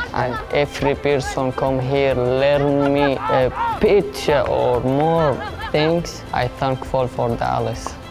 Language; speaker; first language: English; non-native, learner; Arabic